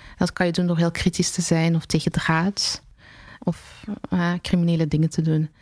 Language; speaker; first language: Dutch; early bilingual, other home language; Arabic